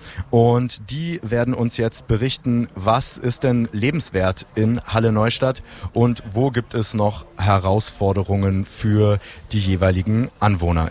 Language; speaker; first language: German; native; German